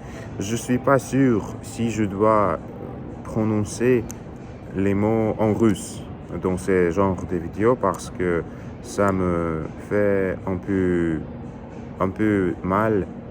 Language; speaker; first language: French; non-native, learner; Russian